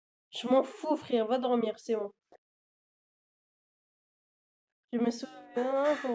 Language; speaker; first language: French; native; French